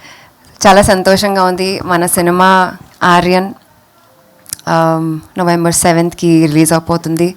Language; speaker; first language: Telugu; non-native, local second language; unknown